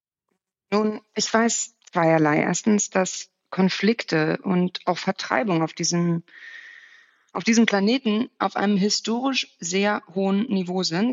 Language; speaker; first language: German; native; German